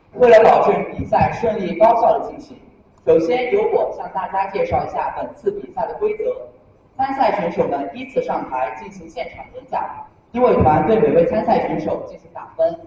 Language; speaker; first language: Chinese; native; Chinese